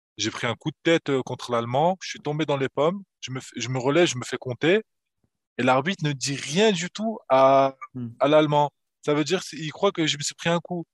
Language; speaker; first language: French; early bilingual, other home language; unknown